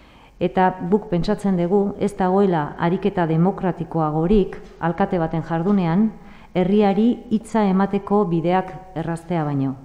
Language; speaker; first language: Basque; native; Basque